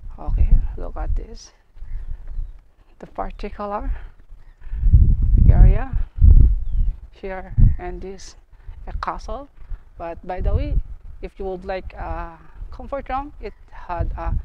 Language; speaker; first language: English; non-native, learner; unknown